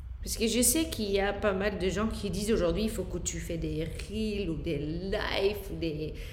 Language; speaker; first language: French; non-native, fluent; Dutch